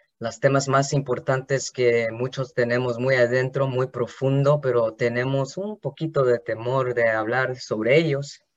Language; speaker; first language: Spanish; early bilingual, heritage; Spanish